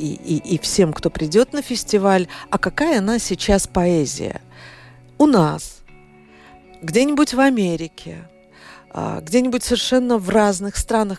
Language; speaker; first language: Russian; native; Russian